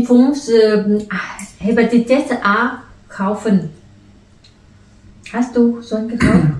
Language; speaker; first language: German; non-native, learner; Vietnamese